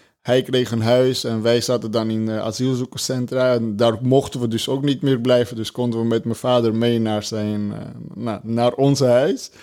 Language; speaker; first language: Dutch; early bilingual, other home language; Armenian